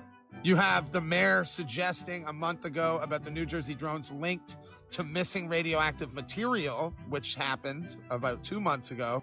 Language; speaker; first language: English; native; English